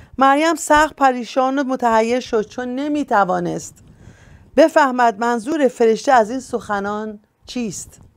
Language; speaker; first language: Persian; native; Persian